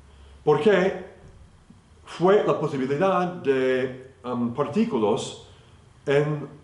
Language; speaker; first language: Spanish; non-native, fluent; English